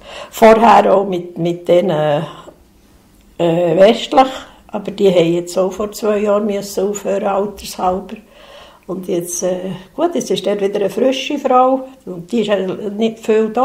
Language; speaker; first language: German; native; German